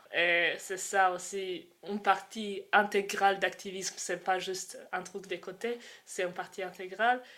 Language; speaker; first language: French; non-native, fluent; Croatian